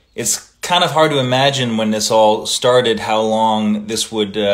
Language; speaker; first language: English; early bilingual, other home language; Italian